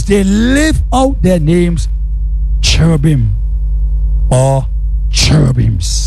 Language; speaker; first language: English; native; English